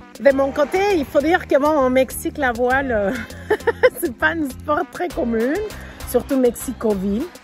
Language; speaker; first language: French; non-native, fluent; Spanish